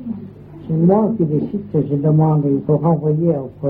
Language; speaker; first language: French; non-native, learner; Vietnamese